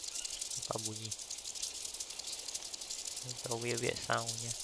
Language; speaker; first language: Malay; non-native, local second language; Chinese